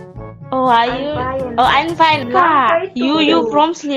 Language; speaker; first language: English; non-native, learner; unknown